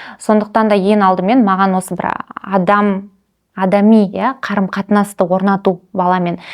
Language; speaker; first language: Kazakh; non-native, local second language; Russian